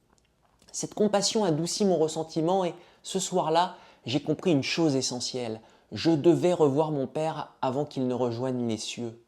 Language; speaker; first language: French; native; French